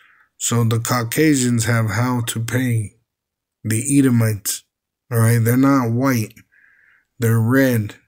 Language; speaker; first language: English; native; English